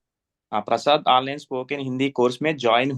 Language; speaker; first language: Hindi; non-native, learner; Telugu